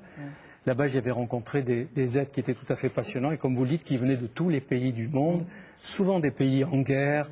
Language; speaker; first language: French; native; French